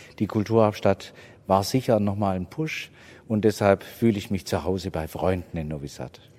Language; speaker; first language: German; native; German